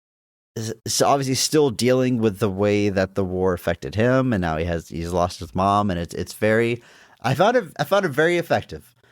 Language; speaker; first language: English; native; English